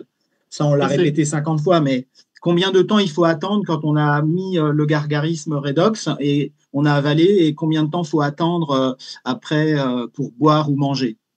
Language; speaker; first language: French; native; French